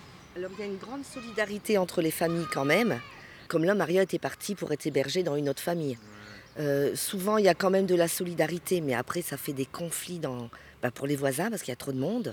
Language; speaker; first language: French; native; French